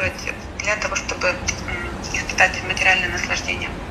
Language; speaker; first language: Russian; native; Russian